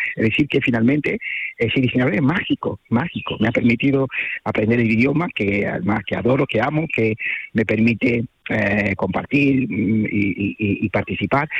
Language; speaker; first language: Spanish; non-native, fluent; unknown